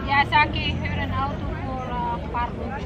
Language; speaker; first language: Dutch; non-native, learner; Filipino